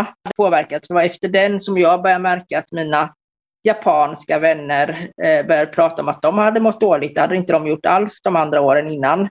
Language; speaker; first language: Swedish; native; Swedish